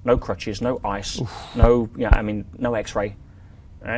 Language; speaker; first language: English; native; English